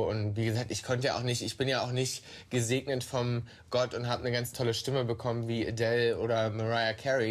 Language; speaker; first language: German; native; German